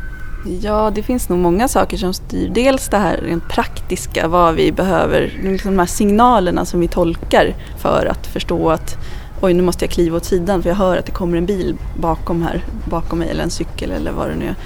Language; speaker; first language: Swedish; native; Swedish